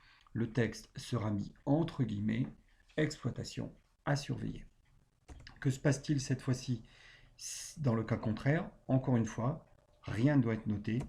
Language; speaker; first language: French; native; French